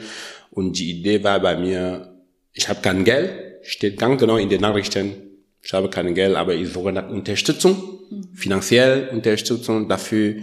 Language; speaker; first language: German; non-native, learner; French